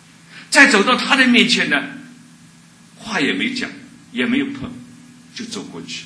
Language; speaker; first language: Chinese; native; Chinese